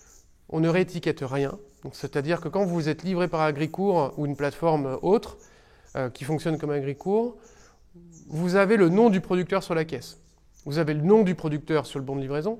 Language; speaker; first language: French; native; French